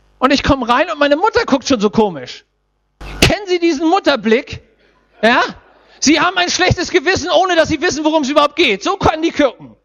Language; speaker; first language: German; native; German